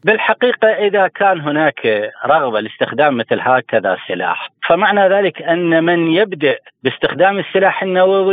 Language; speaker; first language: Arabic; native; Arabic